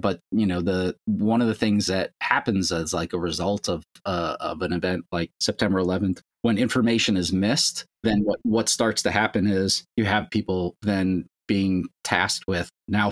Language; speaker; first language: English; native; English